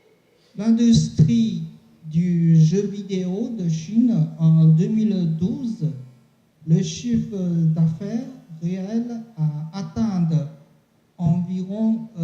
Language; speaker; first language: French; non-native, learner; Chinese